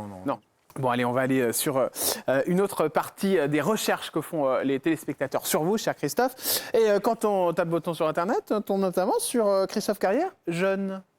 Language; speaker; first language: French; native; French